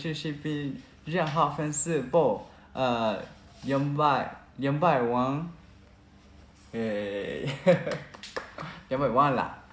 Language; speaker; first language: Chinese; non-native, learner; Japanese